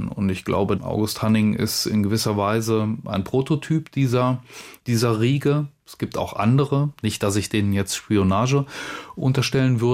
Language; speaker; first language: German; native; German